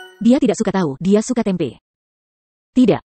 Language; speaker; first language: Indonesian; non-native, learner; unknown